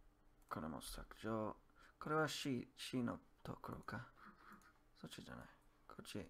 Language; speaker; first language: Japanese; non-native, learner; English